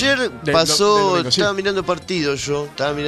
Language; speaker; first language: Spanish; native; Spanish